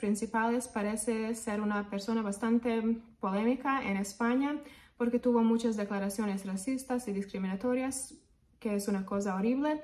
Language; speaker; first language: Spanish; non-native, fluent; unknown